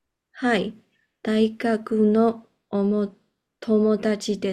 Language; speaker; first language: Japanese; non-native, learner; Chinese